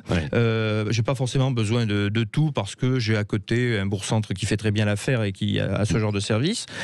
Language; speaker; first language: French; native; French